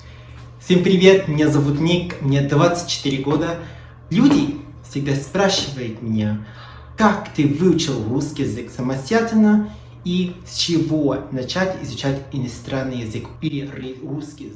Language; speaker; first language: Russian; non-native, fluent; English